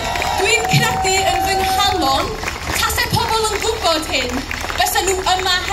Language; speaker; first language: Welsh; non-native, local second language; English